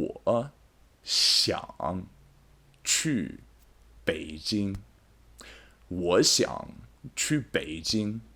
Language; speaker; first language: Chinese; non-native, fluent; English